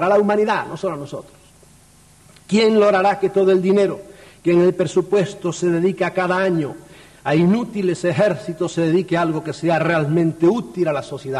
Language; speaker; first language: Spanish; native; Spanish